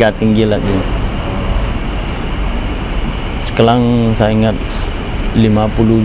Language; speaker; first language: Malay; non-native, learner; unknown